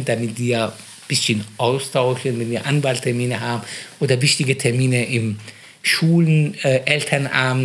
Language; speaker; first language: German; non-native, fluent; Persian